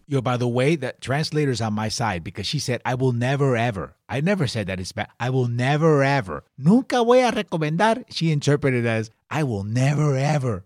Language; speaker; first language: English; early bilingual, other home language; Spanish